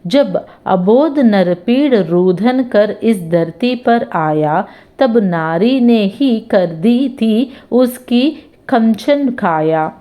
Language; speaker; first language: Hindi; non-native, local second language; Telugu